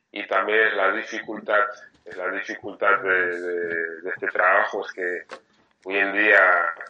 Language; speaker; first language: Spanish; non-native, fluent; French